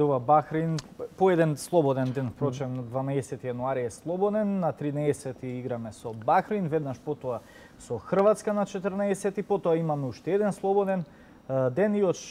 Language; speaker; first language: Macedonian; native; Macedonian